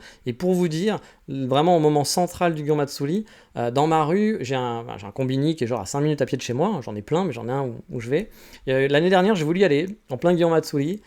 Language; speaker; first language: French; native; French